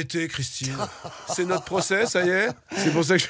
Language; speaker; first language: French; native; French